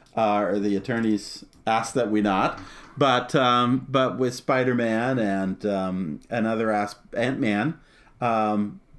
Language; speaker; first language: English; native; English